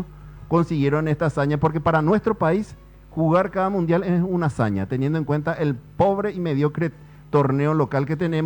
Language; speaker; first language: Spanish; native; Spanish